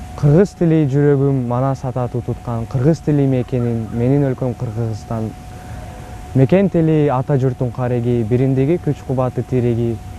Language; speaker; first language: Kyrgyz; non-native, local second language; Russian